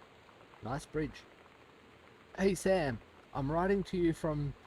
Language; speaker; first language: English; native; English